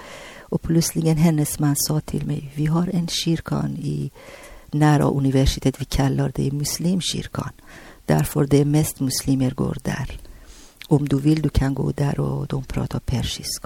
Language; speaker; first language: Swedish; non-native, learner; Persian